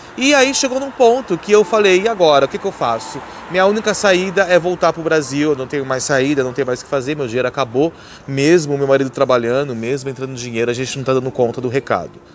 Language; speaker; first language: Portuguese; native; Portuguese